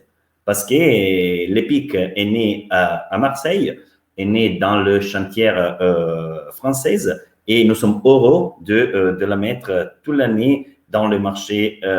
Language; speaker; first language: French; non-native, fluent; Italian